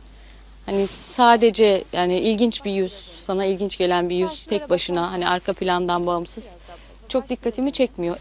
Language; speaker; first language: Turkish; native; Turkish